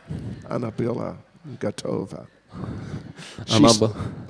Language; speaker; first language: Russian; non-native, learner; English